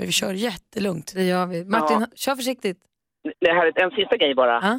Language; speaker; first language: Swedish; native; Swedish